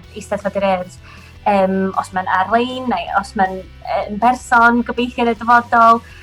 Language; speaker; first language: Welsh; non-native, local second language; English